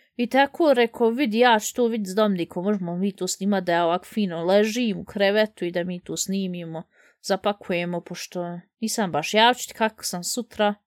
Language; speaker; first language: Bosnian; early bilingual, heritage; Bosnian